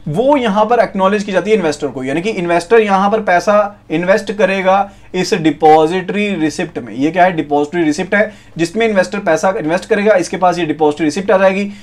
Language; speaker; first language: Hindi; native; Hindi